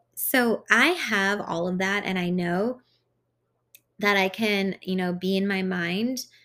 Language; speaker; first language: English; early bilingual, other home language; Hungarian